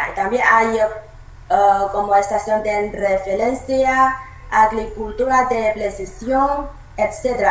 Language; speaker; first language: Spanish; non-native, learner; Chinese